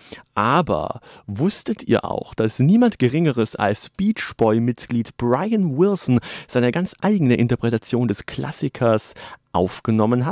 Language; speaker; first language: German; native; German